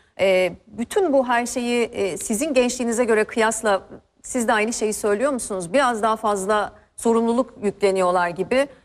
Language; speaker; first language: Turkish; native; Turkish